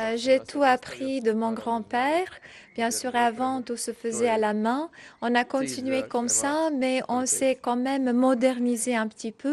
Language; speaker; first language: French; non-native, fluent; Croatian